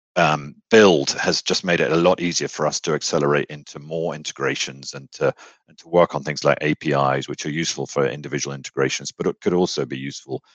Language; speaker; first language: English; native; English